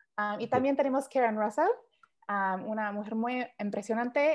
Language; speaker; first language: Spanish; early bilingual, heritage; Spanish